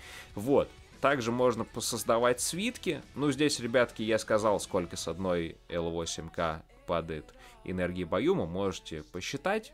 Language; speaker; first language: Russian; native; Russian